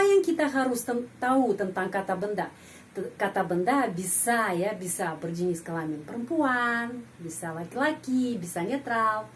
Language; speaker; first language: Indonesian; non-native, fluent; Russian